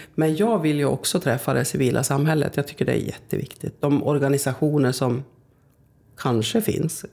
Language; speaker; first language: Swedish; native; Swedish